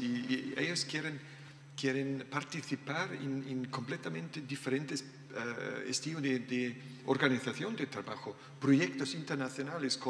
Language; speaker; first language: Spanish; non-native, learner; German